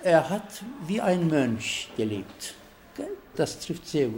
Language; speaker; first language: German; non-native, fluent; Turkish